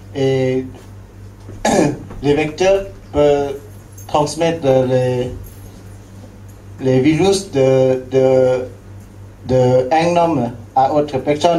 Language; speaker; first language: French; non-native, learner; Lao